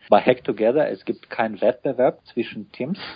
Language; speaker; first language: German; non-native, fluent; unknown